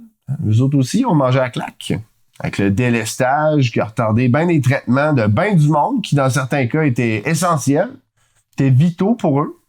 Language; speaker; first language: French; native; French